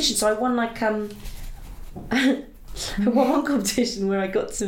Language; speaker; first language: English; native; English